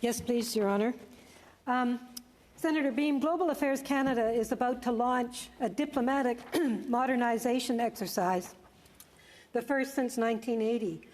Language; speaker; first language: English; native; English